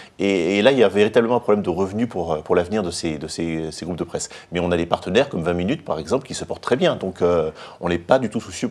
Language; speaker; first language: French; native; French